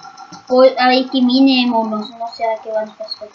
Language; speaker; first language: Norwegian; native; Norwegian